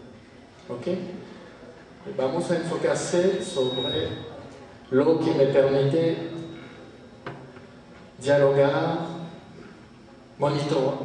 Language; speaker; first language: Spanish; non-native, fluent; French